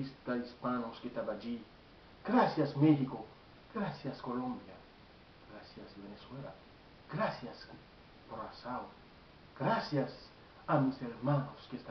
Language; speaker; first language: Spanish; non-native, learner; Haitian Creole